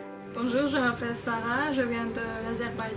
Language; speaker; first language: French; non-native, learner; Azerbaijani